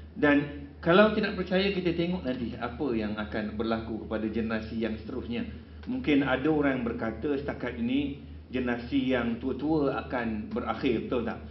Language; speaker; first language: Malay; non-native, local second language; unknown